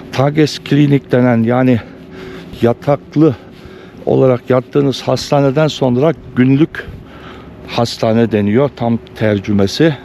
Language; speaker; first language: Turkish; early bilingual, heritage; Turkish